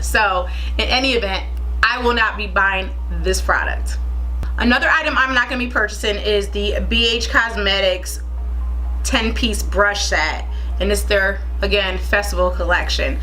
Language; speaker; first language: English; native; English